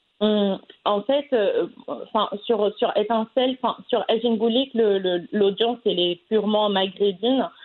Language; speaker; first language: French; non-native, local second language; Arabic